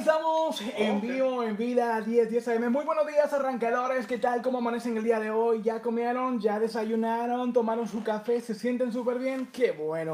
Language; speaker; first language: Spanish; native; Spanish